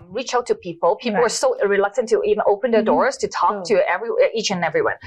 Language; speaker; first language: English; non-native, local second language; Cantonese